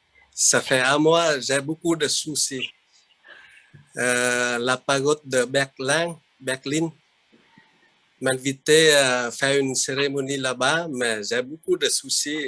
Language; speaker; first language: French; non-native, fluent; Vietnamese